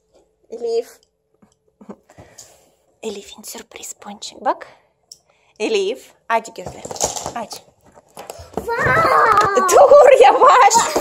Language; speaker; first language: Turkish; non-native, learner; Russian